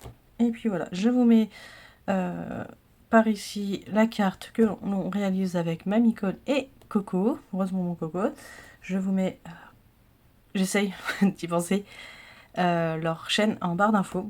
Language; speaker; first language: French; native; French